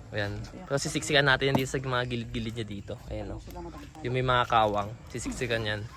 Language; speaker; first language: Filipino; native; Filipino